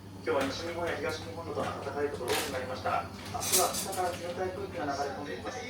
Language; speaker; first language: Japanese; native; Japanese